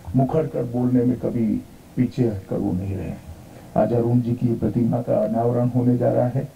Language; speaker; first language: Hindi; non-native, local second language; Gujarati